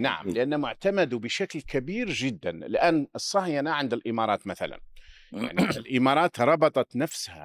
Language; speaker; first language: Arabic; native; Arabic